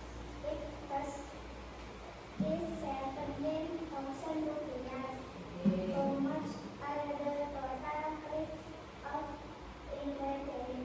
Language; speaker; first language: English; non-native, learner; Indonesian